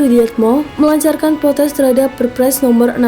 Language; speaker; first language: Indonesian; native; Indonesian